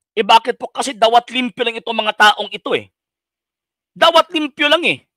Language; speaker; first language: Filipino; non-native, local second language; Cebuano